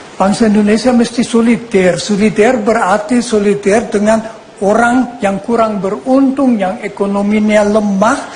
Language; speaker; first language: Indonesian; non-native, fluent; German